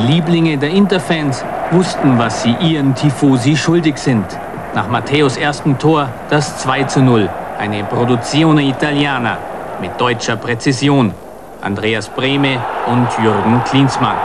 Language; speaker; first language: German; native; German